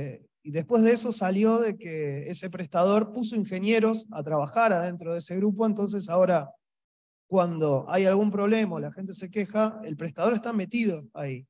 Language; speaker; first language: Spanish; native; Spanish